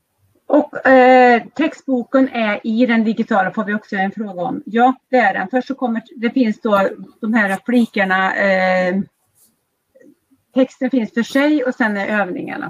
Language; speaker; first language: Swedish; native; Swedish